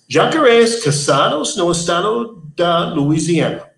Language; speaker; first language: Spanish; non-native, learner; English